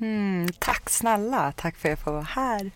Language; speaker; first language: Swedish; early bilingual, other home language; Persian